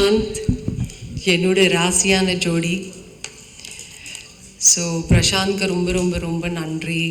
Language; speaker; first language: Tamil; non-native, local second language; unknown